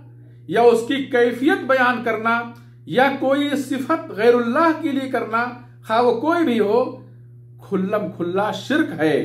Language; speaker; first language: Urdu; native; Urdu